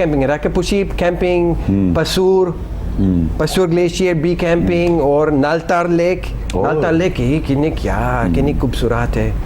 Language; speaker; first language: Hindi; non-native, learner; English